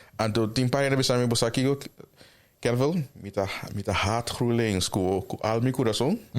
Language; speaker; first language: Dutch; non-native, local second language; Papiamento